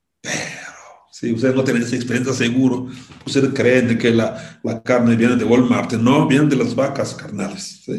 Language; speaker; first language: Spanish; non-native, fluent; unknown